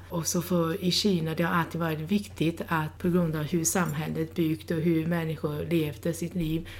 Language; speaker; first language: Swedish; non-native, fluent; Chinese